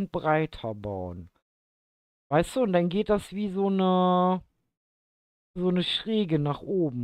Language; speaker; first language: German; native; German